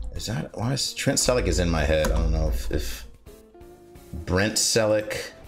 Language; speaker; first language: English; native; English